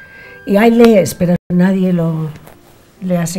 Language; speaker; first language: Spanish; non-native, fluent; English